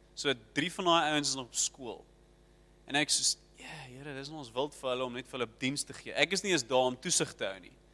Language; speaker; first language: Afrikaans; native; Afrikaans